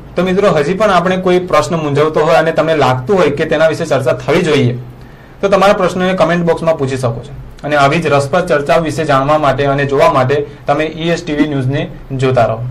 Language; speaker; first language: Gujarati; native; Gujarati